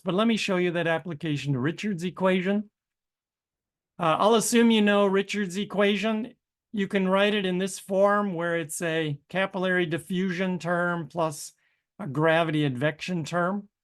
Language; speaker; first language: English; native; English